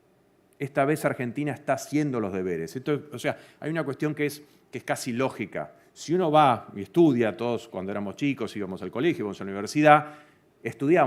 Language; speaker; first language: Spanish; native; Spanish